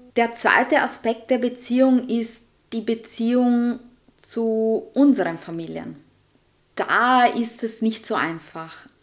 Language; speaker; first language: German; non-native, fluent; Italian